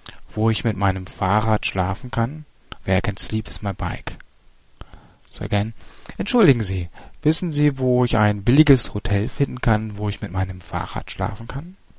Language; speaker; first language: German; native; German